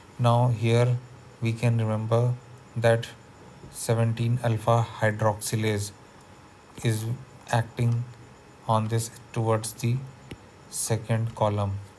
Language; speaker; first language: English; non-native, local second language; Hindi